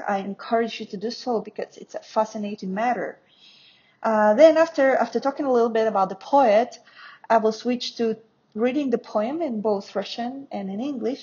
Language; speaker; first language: English; non-native, fluent; Russian